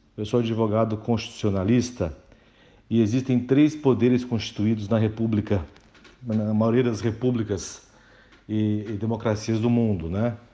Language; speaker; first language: Portuguese; native; Portuguese